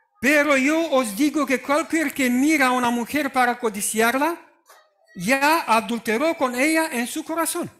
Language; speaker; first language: Spanish; non-native, fluent; Romanian